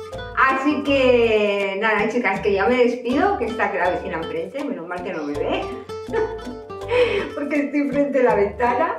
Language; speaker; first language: Spanish; native; Spanish